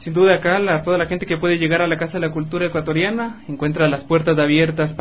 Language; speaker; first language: Spanish; native; Spanish